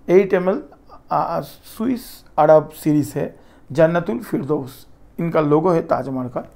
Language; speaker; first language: Hindi; non-native, local second language; Bangla